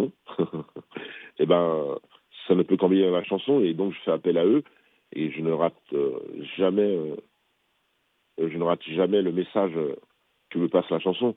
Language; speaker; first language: French; early bilingual, other home language; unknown